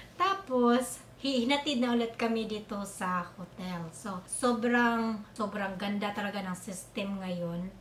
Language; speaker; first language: Filipino; non-native, local second language; Cebuano